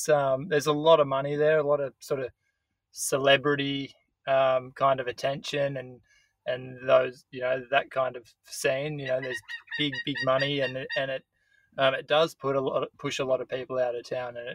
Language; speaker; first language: English; native; English